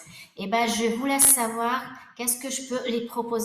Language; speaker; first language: French; non-native, fluent; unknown